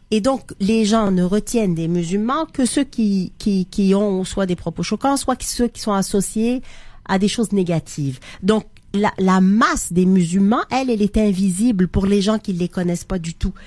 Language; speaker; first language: French; non-native, local second language; Arabic